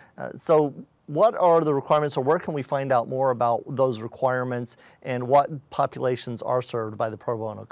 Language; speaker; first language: English; native; English